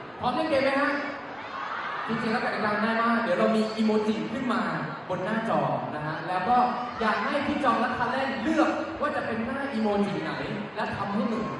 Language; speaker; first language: Thai; native; Thai